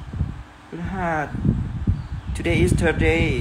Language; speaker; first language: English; non-native, learner; Thai